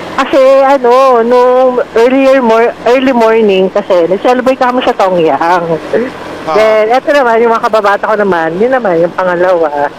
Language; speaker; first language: Filipino; native; Filipino